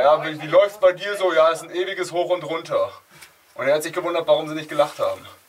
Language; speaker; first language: German; native; German